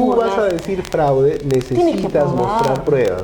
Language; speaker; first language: Spanish; native; Spanish